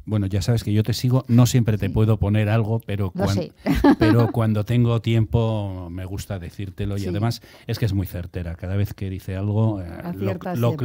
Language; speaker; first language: Spanish; native; Spanish